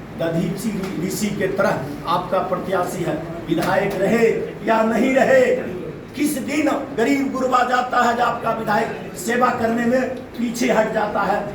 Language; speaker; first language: Hindi; native; Hindi